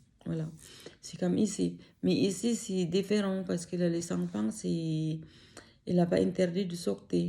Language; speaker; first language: French; non-native, learner; Filipino